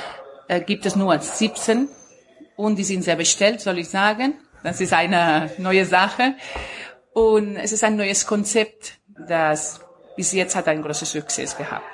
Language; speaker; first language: German; non-native, learner; Spanish